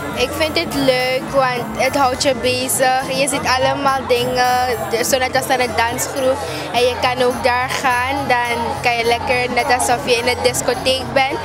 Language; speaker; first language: Dutch; native; Dutch